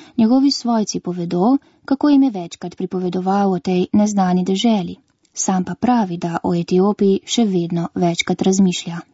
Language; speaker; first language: Slovenian; native; Slovenian